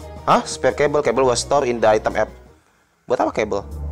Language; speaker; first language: English; non-native, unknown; Indonesian